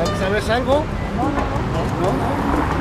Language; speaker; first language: Spanish; non-native, learner; French